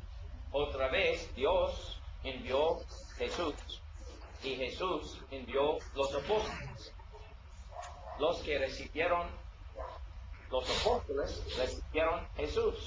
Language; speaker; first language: Spanish; non-native, learner; English